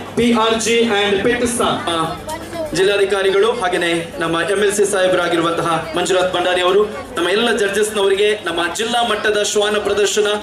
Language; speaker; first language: Kannada; non-native, local second language; Tulu